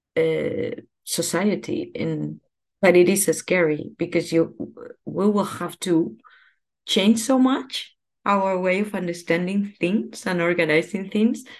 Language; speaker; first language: English; non-native, fluent; Spanish